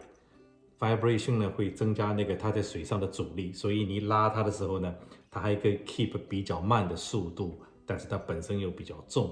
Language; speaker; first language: Chinese; native; Chinese